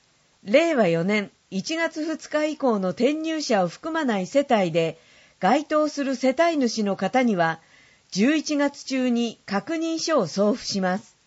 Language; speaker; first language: Japanese; native; Japanese